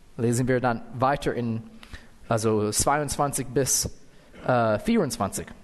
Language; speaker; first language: German; non-native, fluent; English